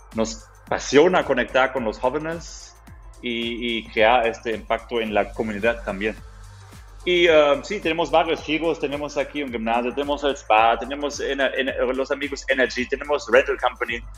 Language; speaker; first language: Spanish; non-native, fluent; German